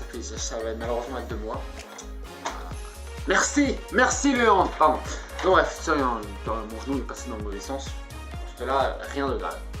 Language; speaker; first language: French; native; French